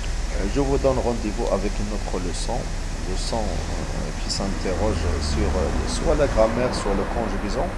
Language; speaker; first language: French; non-native, local second language; Arabic